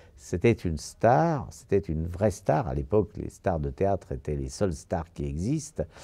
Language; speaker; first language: French; native; French